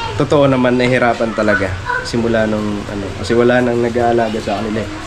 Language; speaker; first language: Filipino; non-native, local second language; Waray